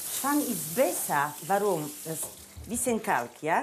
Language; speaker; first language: German; non-native, learner; Polish